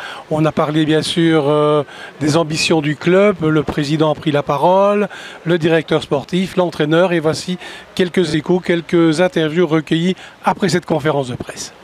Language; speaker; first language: French; native; French